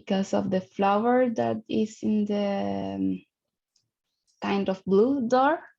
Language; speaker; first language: English; non-native, learner; Spanish